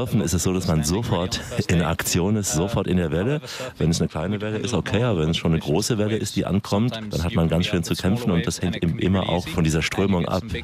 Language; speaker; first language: German; native; German